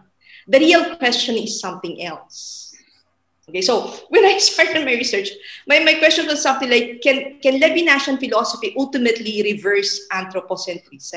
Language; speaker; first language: English; non-native, local second language; Filipino